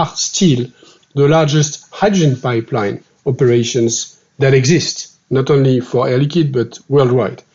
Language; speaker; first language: English; non-native, fluent; French